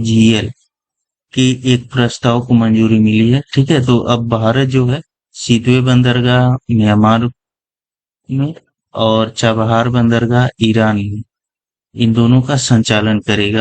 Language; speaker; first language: Hindi; native; Hindi